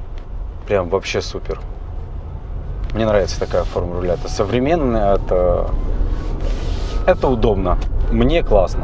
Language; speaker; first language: Russian; native; Russian